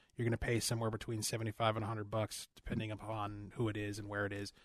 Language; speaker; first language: English; native; English